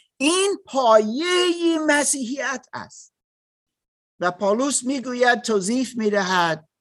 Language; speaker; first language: Persian; non-native, learner; German